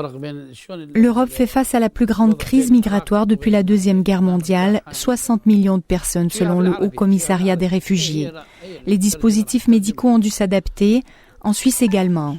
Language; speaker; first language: French; native; French